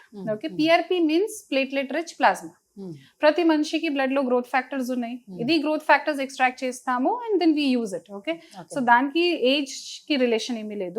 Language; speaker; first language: Telugu; non-native, fluent; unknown